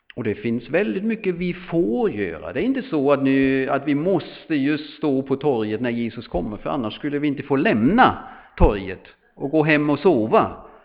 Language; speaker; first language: Swedish; non-native, fluent; German